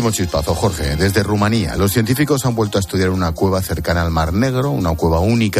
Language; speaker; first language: Spanish; native; Spanish